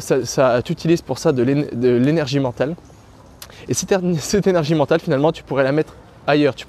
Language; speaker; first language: French; native; French